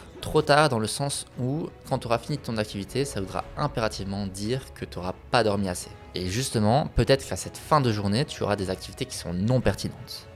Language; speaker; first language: French; native; French